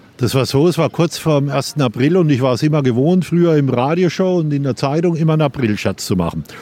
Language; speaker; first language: German; native; German